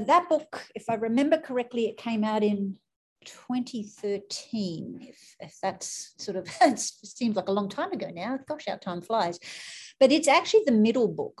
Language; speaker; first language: English; native; English